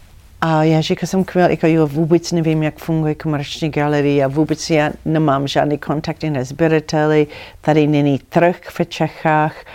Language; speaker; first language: Czech; non-native, fluent; English